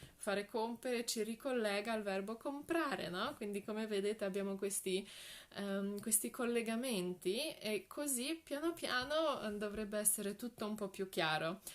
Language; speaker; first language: Italian; non-native, fluent; Polish